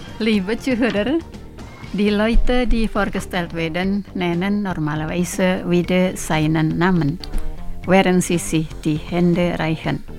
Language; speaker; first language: German; non-native, fluent; Indonesian